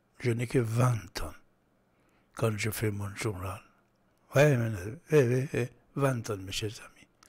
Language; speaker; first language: French; non-native, fluent; Persian